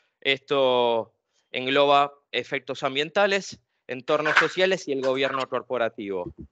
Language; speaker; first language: Spanish; native; Spanish